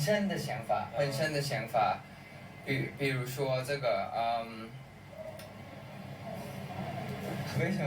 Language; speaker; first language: Chinese; non-native, learner; Thai